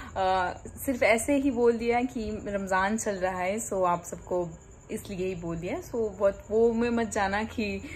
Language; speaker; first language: Hindi; non-native, local second language; Gujarati